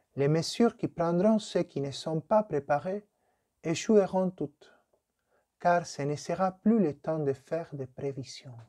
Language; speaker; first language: French; non-native, fluent; Spanish